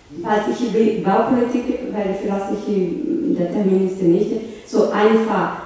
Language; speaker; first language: German; non-native, learner; Portuguese